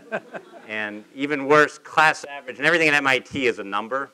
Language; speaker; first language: English; native; English